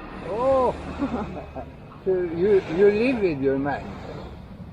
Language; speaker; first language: English; non-native, learner; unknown